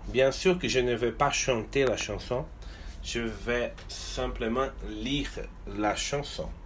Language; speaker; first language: French; non-native, fluent; Portuguese